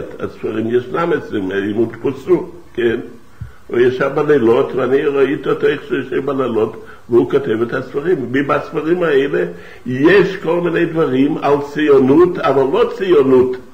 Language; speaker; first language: Hebrew; non-native, fluent; Yiddish